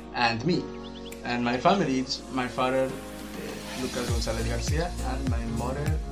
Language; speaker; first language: English; non-native, learner; Spanish